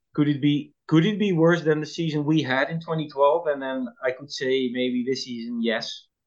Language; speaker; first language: English; non-native, fluent; Dutch